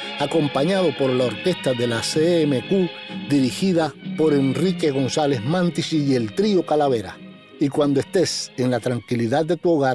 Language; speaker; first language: Spanish; native; Spanish